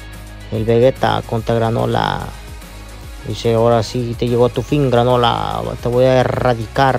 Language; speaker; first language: Spanish; native; Spanish